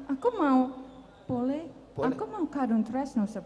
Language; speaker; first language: Indonesian; non-native, fluent; English